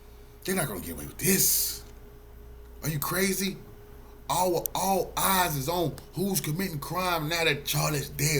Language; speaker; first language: English; native; English